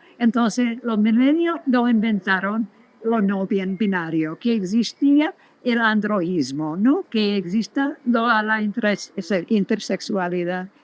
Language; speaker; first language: Spanish; non-native, fluent; English